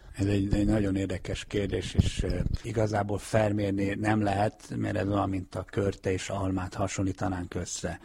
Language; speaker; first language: Hungarian; early bilingual, heritage; Hungarian